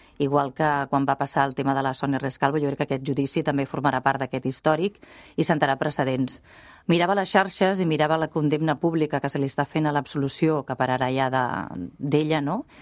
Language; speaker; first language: Catalan; native; Catalan